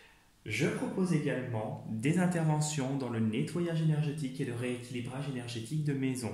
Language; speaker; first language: French; native; French